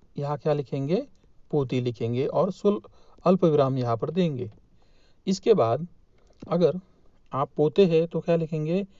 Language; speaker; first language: Hindi; non-native, local second language; Marathi